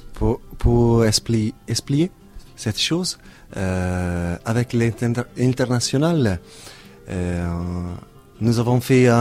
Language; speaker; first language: French; non-native, learner; Italian